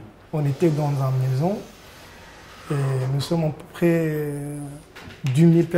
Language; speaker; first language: French; non-native, learner; Arabic